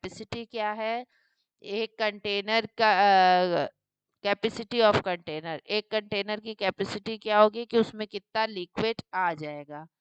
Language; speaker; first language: Hindi; native; Hindi